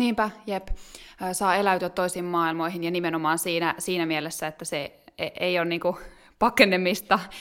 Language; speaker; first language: Finnish; native; Finnish